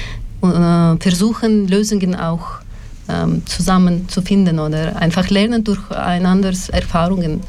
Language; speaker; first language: German; non-native, learner; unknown